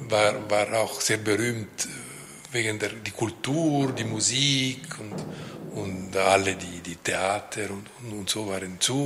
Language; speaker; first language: German; non-native, local second language; Italian